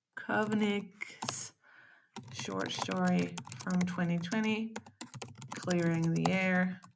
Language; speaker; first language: English; non-native, fluent; Danish